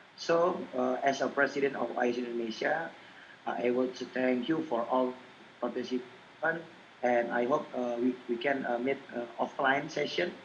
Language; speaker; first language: English; non-native, learner; Indonesian